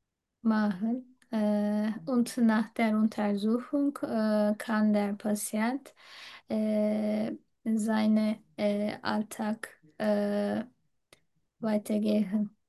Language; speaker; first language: German; non-native, learner; Turkish